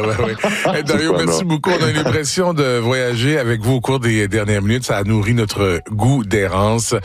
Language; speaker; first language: French; native; French